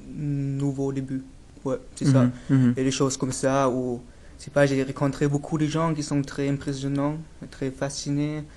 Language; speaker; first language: French; non-native, fluent; German